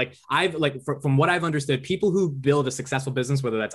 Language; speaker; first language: English; native; English